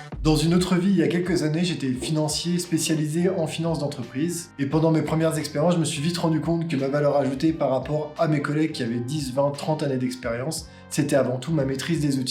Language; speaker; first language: French; native; French